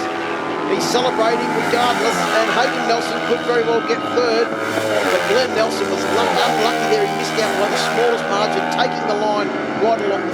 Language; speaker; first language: English; native; English